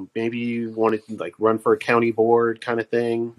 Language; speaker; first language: English; native; English